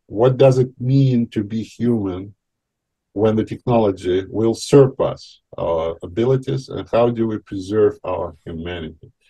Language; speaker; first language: English; non-native, fluent; Russian